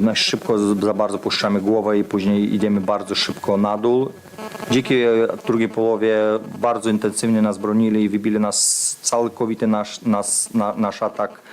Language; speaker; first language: Polish; non-native, fluent; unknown